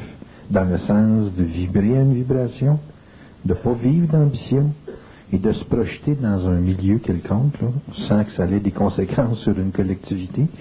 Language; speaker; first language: French; native; French